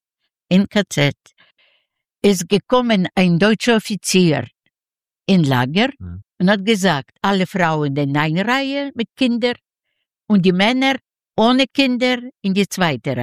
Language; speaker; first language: German; non-native, learner; Yiddish